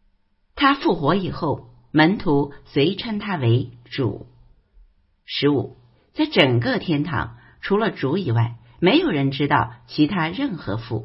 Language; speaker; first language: Chinese; native; Chinese